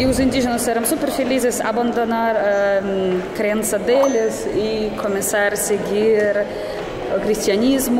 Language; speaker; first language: Portuguese; non-native, fluent; Russian